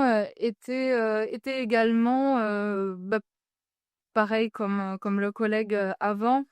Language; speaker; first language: French; non-native, fluent; Ukrainian